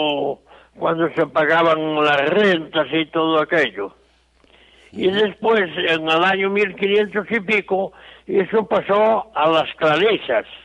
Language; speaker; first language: Spanish; non-native, local second language; Galician